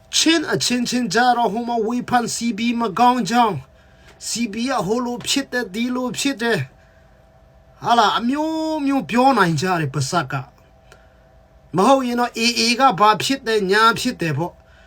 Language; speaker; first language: Burmese; non-native, local second language; Tedim Chin